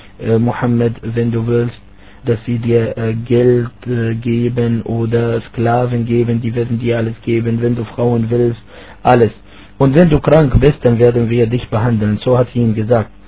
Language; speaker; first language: German; non-native, fluent; Arabic